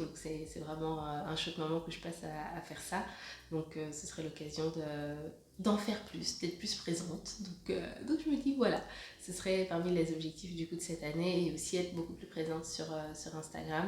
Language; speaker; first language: French; native; French